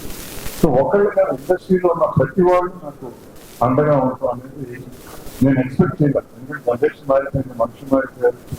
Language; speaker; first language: Telugu; native; Telugu